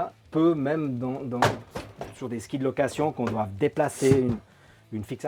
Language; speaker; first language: French; native; French